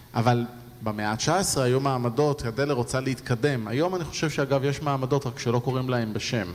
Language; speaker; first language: Hebrew; native; Hebrew